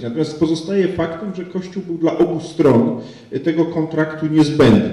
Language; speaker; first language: Polish; native; Polish